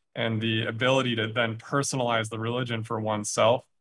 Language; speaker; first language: English; native; English